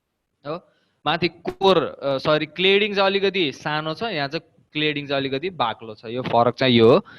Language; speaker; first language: Nepali; native; Nepali